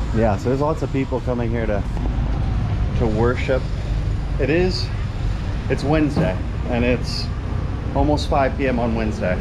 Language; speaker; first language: English; native; English